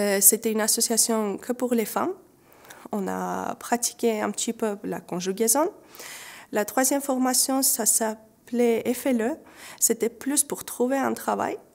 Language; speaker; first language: French; non-native, learner; Armenian